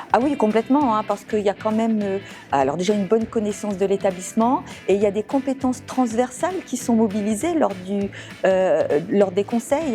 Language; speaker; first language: French; native; French